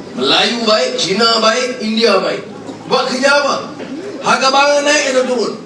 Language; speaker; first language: Malay; native; Malay